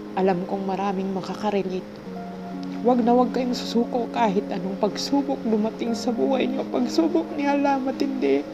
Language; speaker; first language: Filipino; non-native, local second language; Cebuano